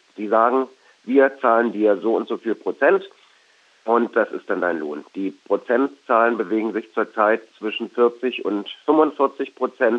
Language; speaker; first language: German; native; German